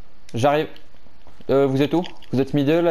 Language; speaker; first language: French; native; French